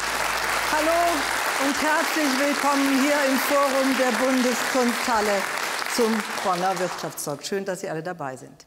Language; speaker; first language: German; native; German